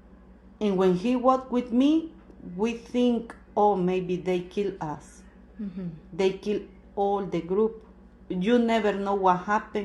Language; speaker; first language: English; non-native, learner; Spanish